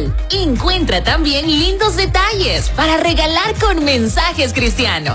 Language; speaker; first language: Spanish; native; Spanish